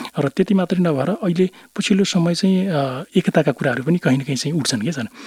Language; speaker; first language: Nepali; non-native, local second language; Rana Tharu